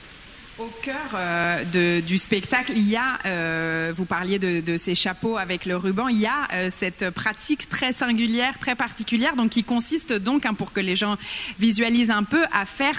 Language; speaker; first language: French; native; French